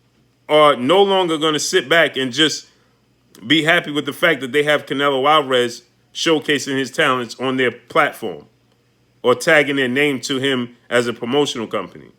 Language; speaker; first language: English; native; English